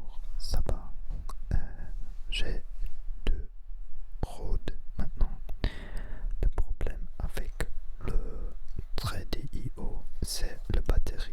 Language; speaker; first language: French; non-native, learner; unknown